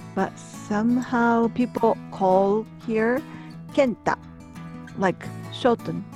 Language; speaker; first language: English; non-native, learner; Japanese